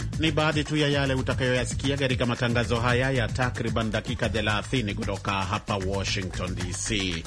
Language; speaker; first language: Swahili; non-native, local second language; Meru